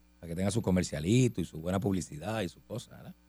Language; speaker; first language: Spanish; native; Spanish